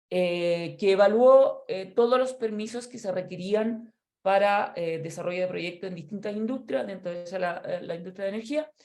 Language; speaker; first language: Spanish; native; Spanish